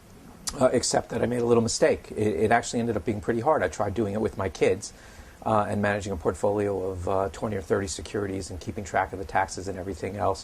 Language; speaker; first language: English; native; English